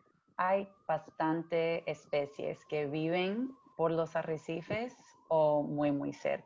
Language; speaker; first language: Spanish; early bilingual, heritage; English